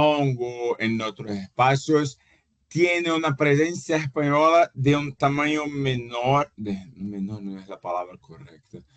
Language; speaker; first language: Spanish; non-native, fluent; Portuguese